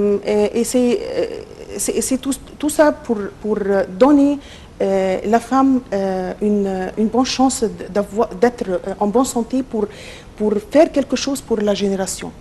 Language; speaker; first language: French; non-native, local second language; Arabic